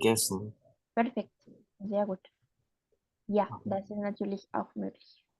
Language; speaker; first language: German; non-native, fluent; Spanish